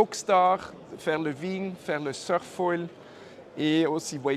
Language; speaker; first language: French; non-native, fluent; German